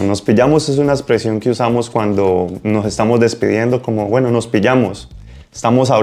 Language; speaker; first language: Spanish; native; Spanish